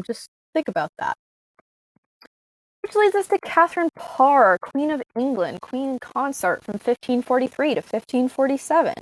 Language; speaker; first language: English; native; English